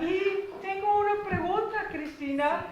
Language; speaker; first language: Spanish; non-native, fluent; English